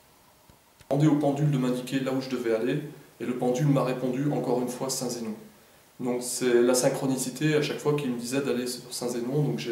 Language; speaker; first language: French; native; French